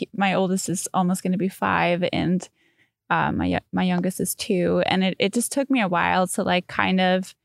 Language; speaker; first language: English; non-native, fluent; Danish